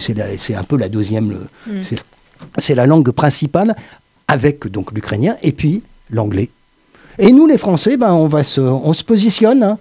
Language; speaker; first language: French; native; French